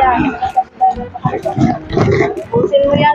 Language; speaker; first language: Filipino; native; Filipino